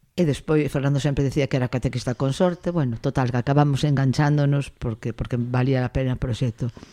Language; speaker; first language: Galician; non-native, local second language; Spanish